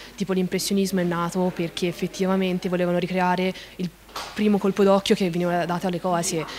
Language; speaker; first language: Italian; native; Italian